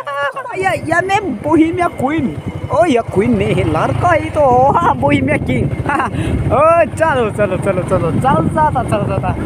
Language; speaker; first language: Hindi; non-native, local second language; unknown